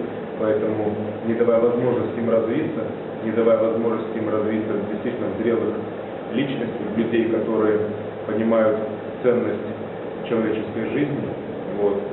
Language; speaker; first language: Russian; native; Russian